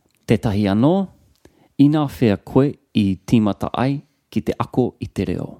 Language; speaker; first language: Māori; non-native, learner; English